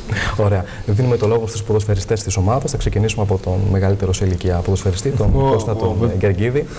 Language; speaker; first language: Greek; native; Greek